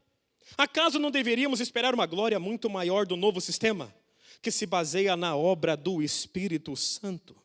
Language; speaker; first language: Portuguese; native; Portuguese